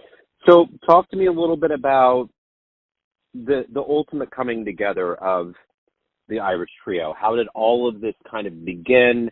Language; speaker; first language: English; native; English